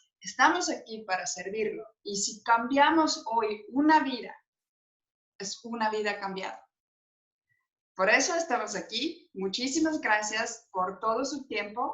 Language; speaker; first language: Spanish; non-native, learner; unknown